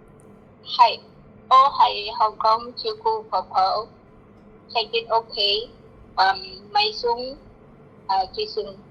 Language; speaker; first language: Cantonese; non-native, learner; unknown